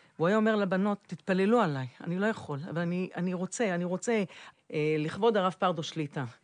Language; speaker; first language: Hebrew; native; Hebrew